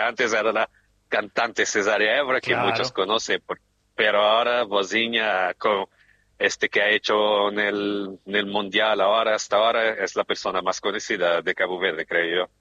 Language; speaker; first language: Spanish; non-native, fluent; Portuguese